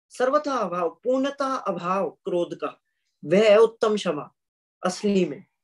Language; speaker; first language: Hindi; native; Hindi